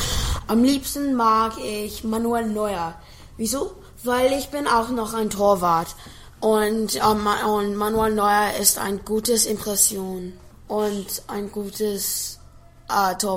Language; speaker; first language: German; non-native, learner; English